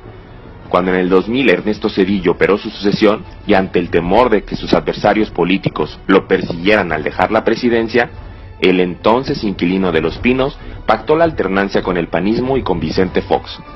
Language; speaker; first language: Spanish; native; Spanish